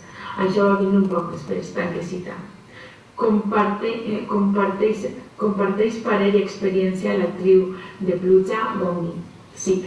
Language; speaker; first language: Catalan; native; Catalan